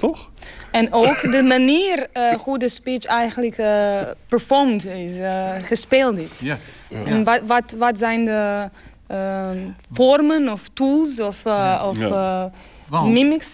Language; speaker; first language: Dutch; non-native, learner; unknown